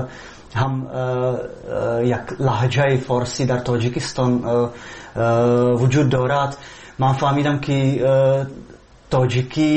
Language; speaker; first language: Persian; non-native, fluent; Czech